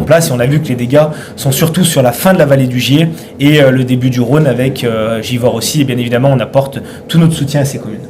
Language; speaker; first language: French; native; French